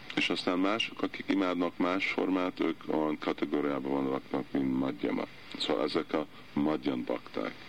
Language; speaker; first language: Hungarian; early bilingual, heritage; Hungarian